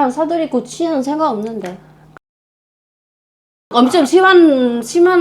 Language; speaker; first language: Korean; non-native, learner; Vietnamese